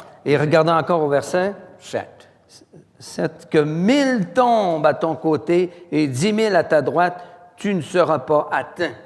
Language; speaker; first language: French; native; French